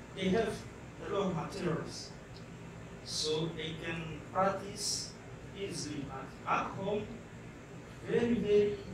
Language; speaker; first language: English; non-native, fluent; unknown